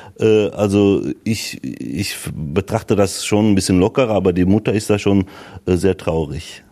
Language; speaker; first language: German; early bilingual, other home language; Turkish